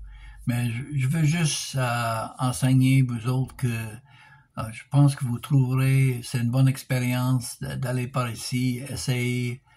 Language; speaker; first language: French; non-native, local second language; English